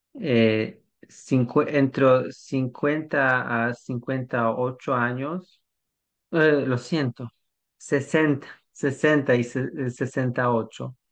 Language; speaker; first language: Spanish; non-native, learner; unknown